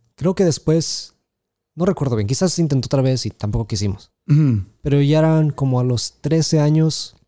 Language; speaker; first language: Spanish; early bilingual, heritage; Spanish